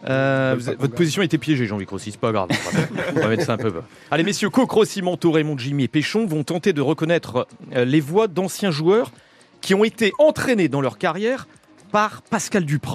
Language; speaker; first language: French; native; French